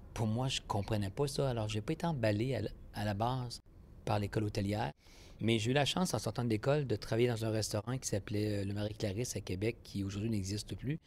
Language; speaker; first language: French; native; French